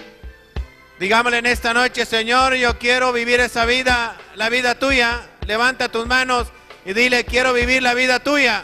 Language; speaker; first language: Spanish; native; Spanish